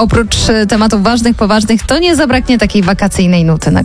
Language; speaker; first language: Polish; native; Polish